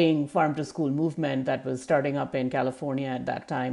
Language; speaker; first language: English; non-native, local second language; Hindi